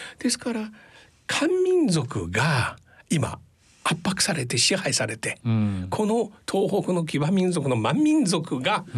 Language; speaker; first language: Japanese; non-native, fluent; Chinese